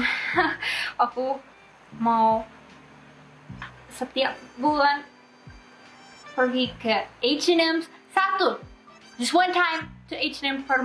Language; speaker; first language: Indonesian; non-native, learner; English